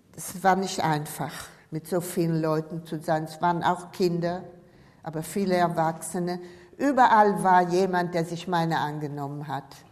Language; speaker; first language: German; native; German